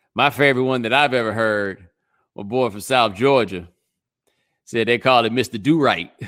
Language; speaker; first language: English; native; English